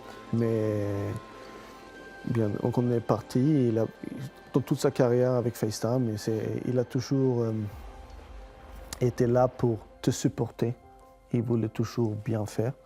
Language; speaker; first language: French; non-native, fluent; Swedish